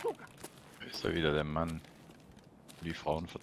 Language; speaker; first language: German; native; German